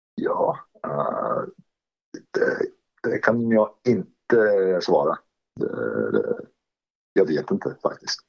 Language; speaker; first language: Swedish; non-native, fluent; English